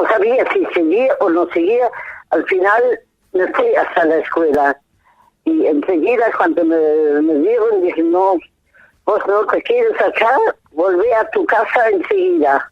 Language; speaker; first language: Spanish; non-native, fluent; German